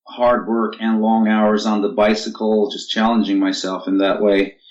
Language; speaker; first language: English; non-native, fluent; Turkish